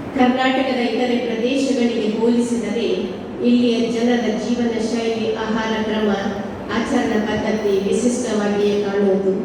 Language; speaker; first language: Kannada; non-native, local second language; Tulu